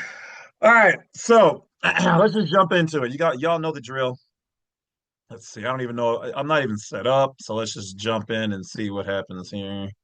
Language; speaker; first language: English; native; English